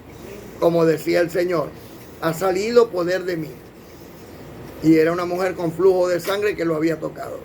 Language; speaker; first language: Spanish; native; Spanish